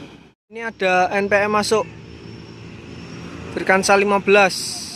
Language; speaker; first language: Indonesian; native; Indonesian